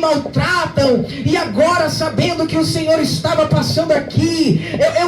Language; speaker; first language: Portuguese; native; Portuguese